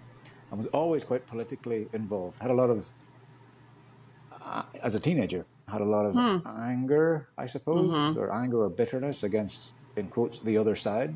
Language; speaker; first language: English; native; English